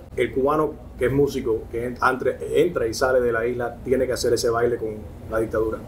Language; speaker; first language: Spanish; native; Spanish